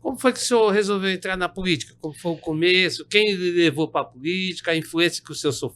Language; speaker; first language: Portuguese; native; Portuguese